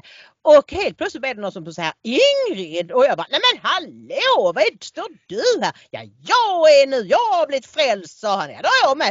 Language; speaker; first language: Swedish; native; Swedish